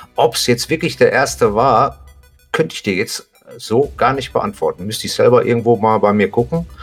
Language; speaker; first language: German; native; German